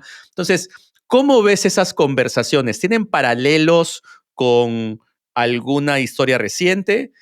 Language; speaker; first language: Spanish; native; Spanish